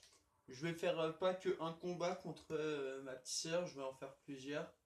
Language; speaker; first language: French; native; French